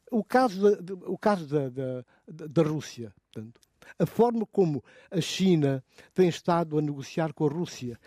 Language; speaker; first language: Portuguese; non-native, local second language; Upper Guinea Crioulo